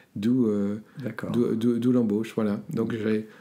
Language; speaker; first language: French; native; French